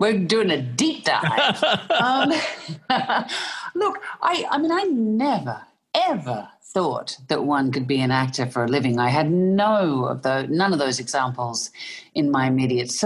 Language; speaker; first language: English; native; English